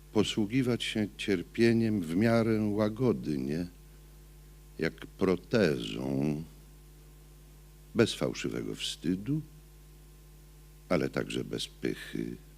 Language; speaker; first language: Polish; native; Polish